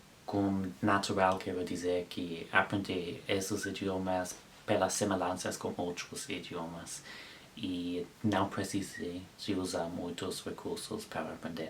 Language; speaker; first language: Portuguese; non-native, learner; English